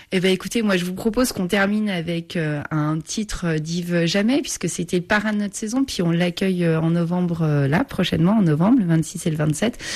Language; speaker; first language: French; native; French